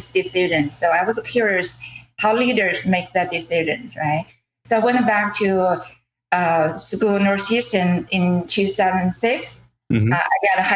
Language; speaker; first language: English; non-native, fluent; Chinese